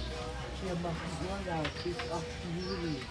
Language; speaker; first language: German; native; German